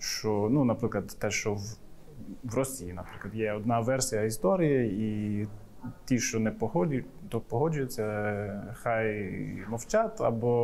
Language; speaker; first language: Ukrainian; non-native, fluent; English